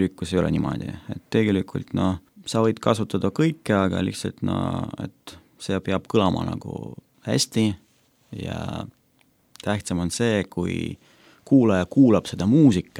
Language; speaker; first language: Estonian; non-native, local second language; Russian